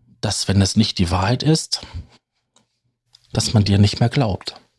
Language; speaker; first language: German; native; German